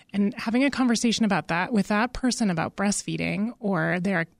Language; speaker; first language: English; native; English